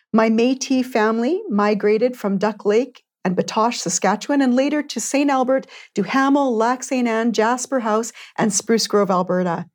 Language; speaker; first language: English; native; English